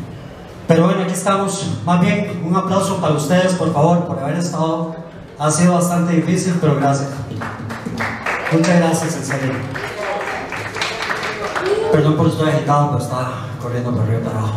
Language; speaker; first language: Spanish; native; Spanish